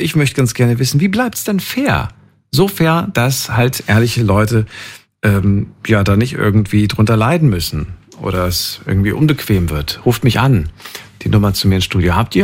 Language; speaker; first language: German; native; German